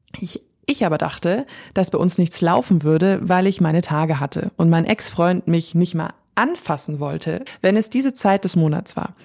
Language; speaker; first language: German; native; German